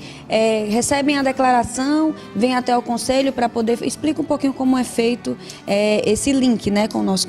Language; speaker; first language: Portuguese; native; Portuguese